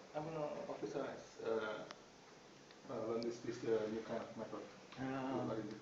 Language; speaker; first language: English; non-native, learner; Indonesian